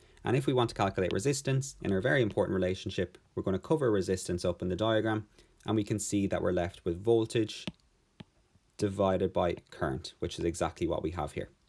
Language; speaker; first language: English; native; English